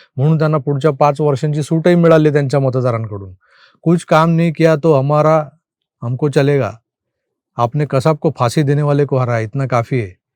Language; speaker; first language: Marathi; native; Marathi